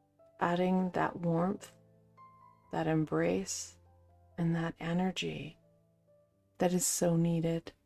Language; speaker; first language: English; native; English